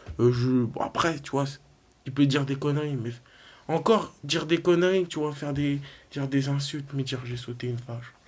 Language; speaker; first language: French; native; French